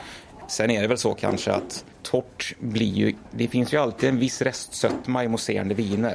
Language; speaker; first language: Swedish; native; Swedish